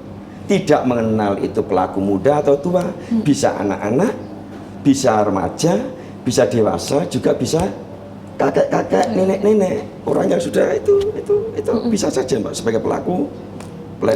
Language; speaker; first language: Indonesian; native; Indonesian